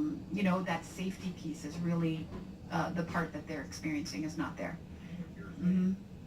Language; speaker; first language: English; native; English